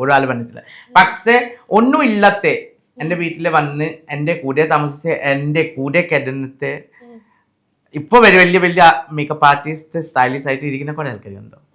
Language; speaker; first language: Malayalam; non-native, local second language; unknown